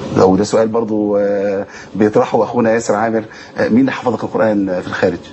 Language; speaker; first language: Arabic; native; Arabic